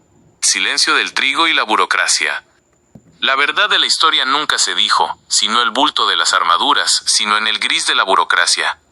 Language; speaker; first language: Spanish; native; Spanish